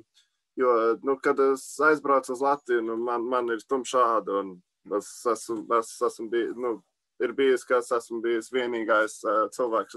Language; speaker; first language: Latvian; early bilingual, heritage; Latvian